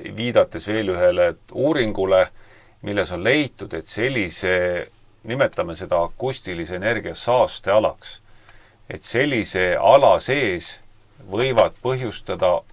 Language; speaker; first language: Estonian; native; Estonian